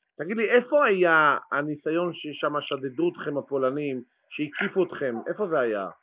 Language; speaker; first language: Hebrew; native; Hebrew